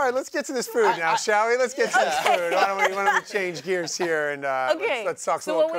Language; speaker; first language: English; native; English